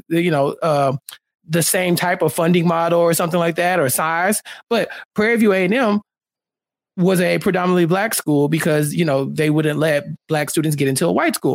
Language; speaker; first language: English; native; English